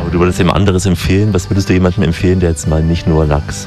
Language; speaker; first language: German; native; German